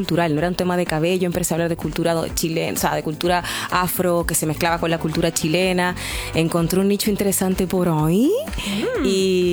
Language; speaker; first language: Spanish; native; Spanish